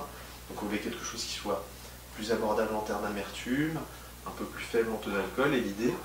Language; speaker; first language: French; native; French